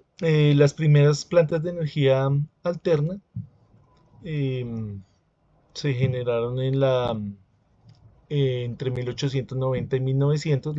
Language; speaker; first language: Spanish; native; Spanish